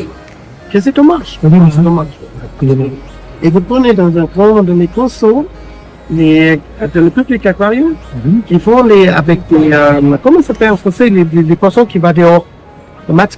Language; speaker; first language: French; non-native, learner; German